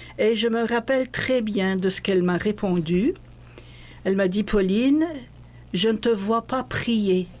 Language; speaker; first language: French; non-native, local second language; Arabic